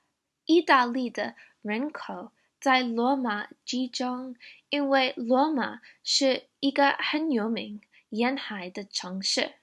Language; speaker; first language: Chinese; non-native, learner; English